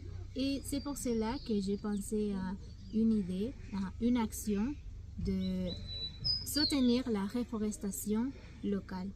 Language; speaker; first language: French; non-native, learner; Spanish